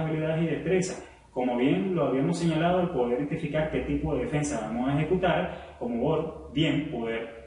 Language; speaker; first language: Spanish; native; Spanish